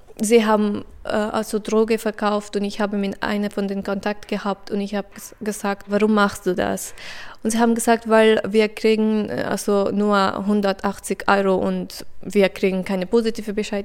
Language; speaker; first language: German; non-native, fluent; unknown